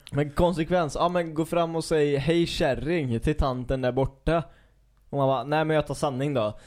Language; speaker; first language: Swedish; native; Swedish